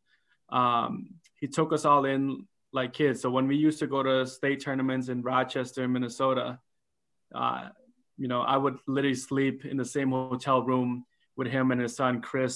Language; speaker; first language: English; early bilingual, other home language; Khmer